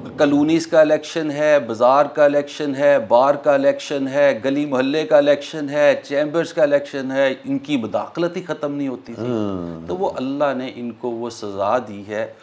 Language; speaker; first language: Urdu; non-native, local second language; Punjabi